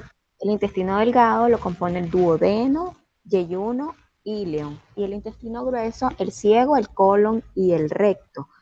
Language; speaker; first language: Spanish; native; Spanish